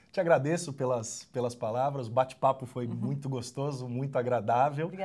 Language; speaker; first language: Portuguese; native; Portuguese